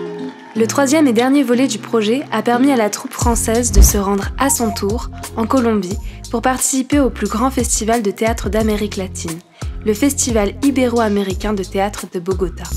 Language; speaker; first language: French; native; French